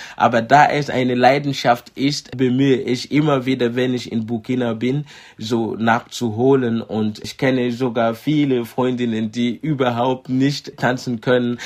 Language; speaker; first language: German; non-native, fluent; Mossi